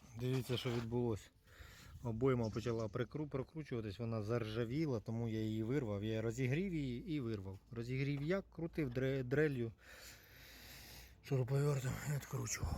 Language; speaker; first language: Ukrainian; native; Ukrainian